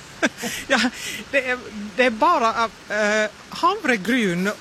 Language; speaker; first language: Swedish; non-native, fluent; Finnish